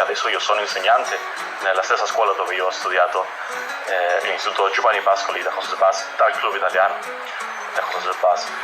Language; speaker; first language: Italian; non-native, fluent; Spanish